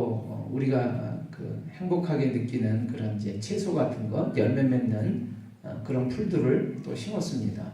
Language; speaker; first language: Korean; native; Korean